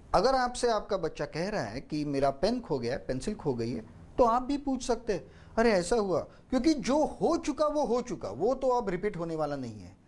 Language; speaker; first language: Hindi; native; Hindi